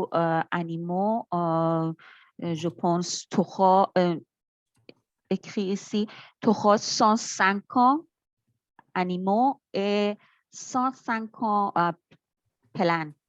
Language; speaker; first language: French; non-native, learner; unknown